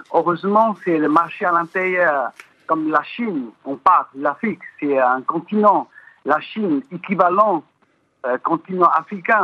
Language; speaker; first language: French; non-native, fluent; Chinese